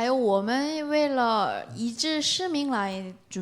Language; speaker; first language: Chinese; non-native, learner; Korean